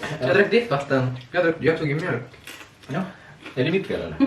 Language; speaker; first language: Swedish; native; Swedish